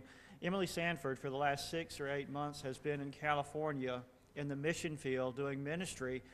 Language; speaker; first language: English; native; English